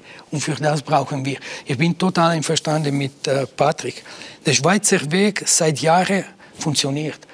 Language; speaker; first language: German; non-native, local second language; Italian